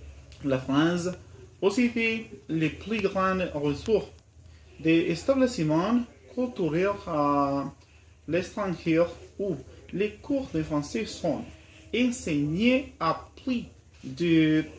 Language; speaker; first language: French; non-native, learner; Spanish